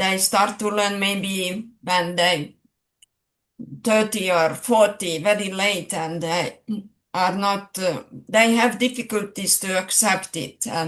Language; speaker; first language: English; non-native, fluent; Serbian